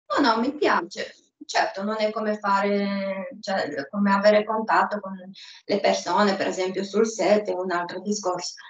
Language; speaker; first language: Italian; non-native, fluent; Romanian